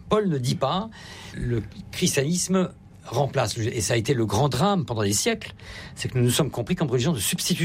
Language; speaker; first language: French; native; French